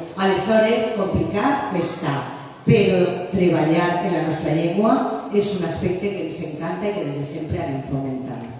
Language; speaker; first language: Catalan; non-native, local second language; Spanish